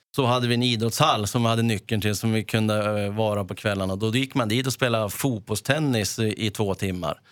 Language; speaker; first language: Swedish; native; Swedish